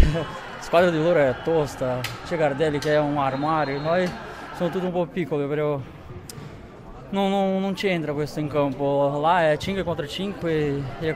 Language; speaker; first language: Italian; non-native, fluent; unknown